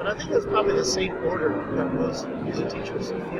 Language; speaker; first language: English; native; English